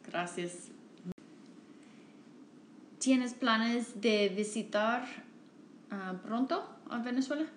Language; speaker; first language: Spanish; non-native, fluent; English